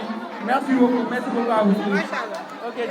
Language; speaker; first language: French; non-native, local second language; Wolof